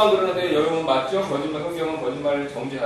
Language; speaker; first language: Korean; native; Korean